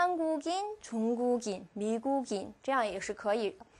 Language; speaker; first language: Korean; non-native, fluent; Chinese